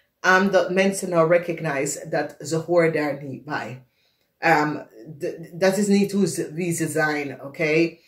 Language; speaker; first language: Dutch; non-native, fluent; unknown